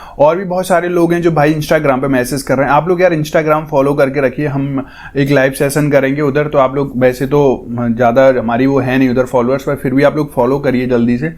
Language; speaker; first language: Hindi; native; Hindi